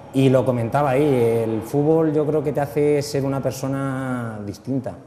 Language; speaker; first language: Spanish; native; Spanish